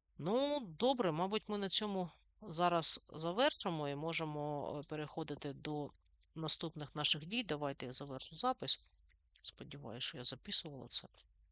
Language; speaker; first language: Ukrainian; non-native, local second language; Russian